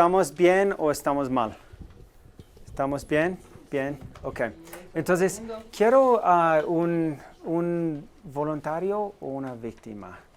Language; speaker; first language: Spanish; non-native, fluent; English